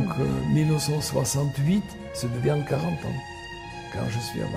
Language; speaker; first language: French; non-native, fluent; Russian